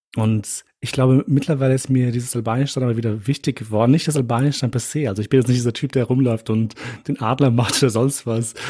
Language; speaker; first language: German; early bilingual, other home language; Albanian